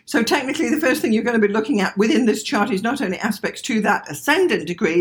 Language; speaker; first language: English; native; English